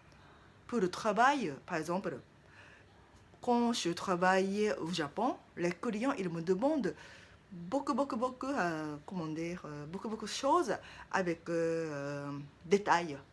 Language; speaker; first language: French; non-native, learner; Japanese